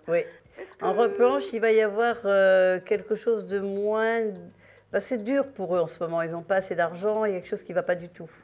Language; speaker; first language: French; native; French